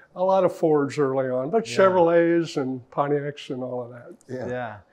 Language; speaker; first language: English; native; English